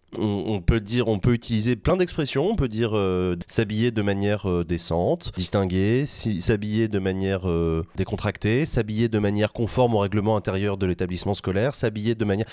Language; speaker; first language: French; native; French